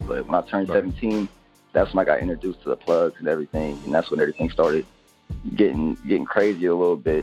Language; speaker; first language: English; native; English